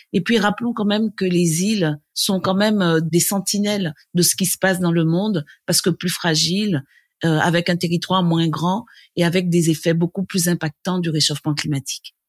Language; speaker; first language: French; native; French